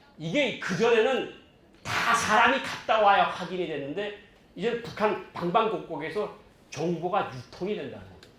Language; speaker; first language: Korean; native; Korean